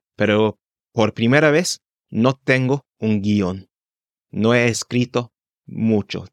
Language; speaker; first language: Spanish; non-native, fluent; English